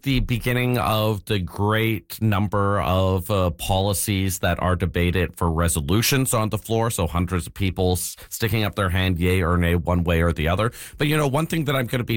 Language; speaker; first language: English; native; English